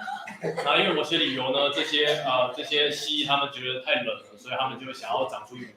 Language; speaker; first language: Chinese; native; Chinese